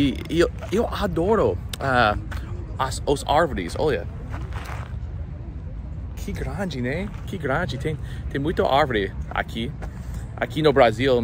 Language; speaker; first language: Portuguese; non-native, fluent; English